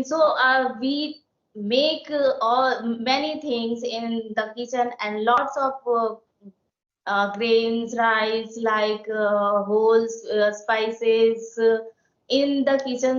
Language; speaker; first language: English; non-native, learner; Hindi